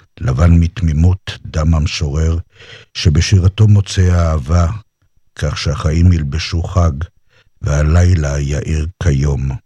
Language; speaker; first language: Hebrew; native; Hebrew